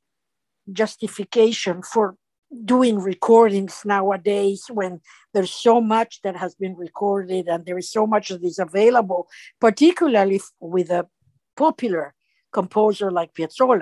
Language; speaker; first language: English; non-native, fluent; Spanish